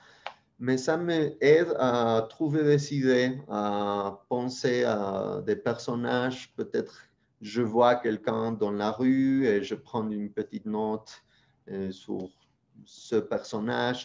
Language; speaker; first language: French; non-native, fluent; Spanish